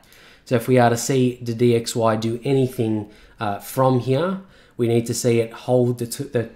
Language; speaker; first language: English; native; English